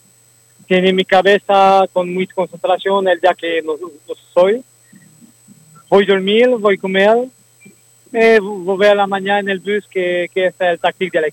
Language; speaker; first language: Spanish; non-native, learner; French